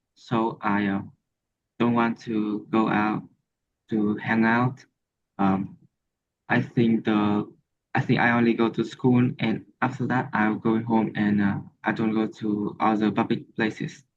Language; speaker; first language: English; non-native, learner; Vietnamese